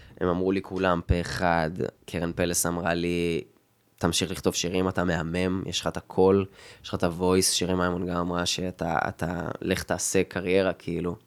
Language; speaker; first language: Hebrew; native; Hebrew